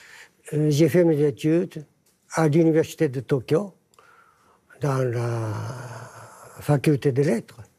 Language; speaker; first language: French; non-native, fluent; Japanese